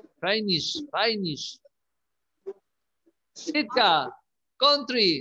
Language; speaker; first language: English; non-native, learner; Spanish